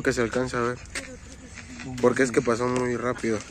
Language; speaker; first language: Spanish; native; Spanish